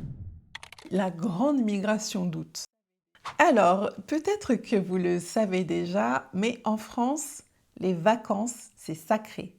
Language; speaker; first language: French; native; French